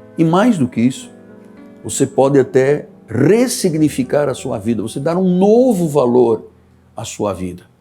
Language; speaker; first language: Portuguese; native; Portuguese